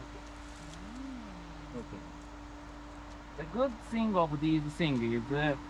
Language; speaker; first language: English; non-native, learner; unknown